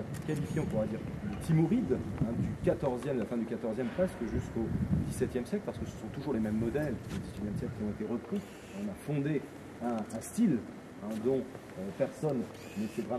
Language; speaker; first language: French; native; French